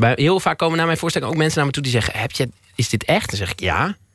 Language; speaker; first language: Dutch; native; Dutch